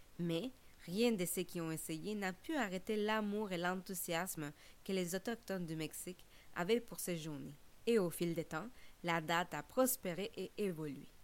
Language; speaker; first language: French; non-native, fluent; Spanish